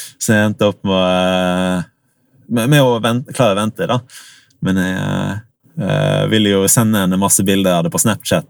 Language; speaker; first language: Norwegian; early bilingual, other home language; English